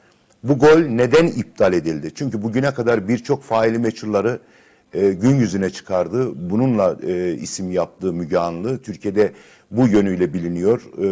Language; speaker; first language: Turkish; native; Turkish